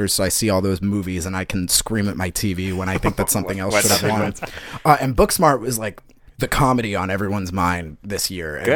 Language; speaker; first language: English; native; English